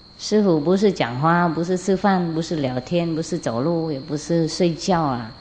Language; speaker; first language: Chinese; non-native, fluent; Vietnamese